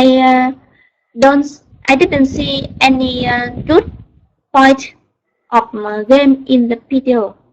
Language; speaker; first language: English; non-native, learner; Vietnamese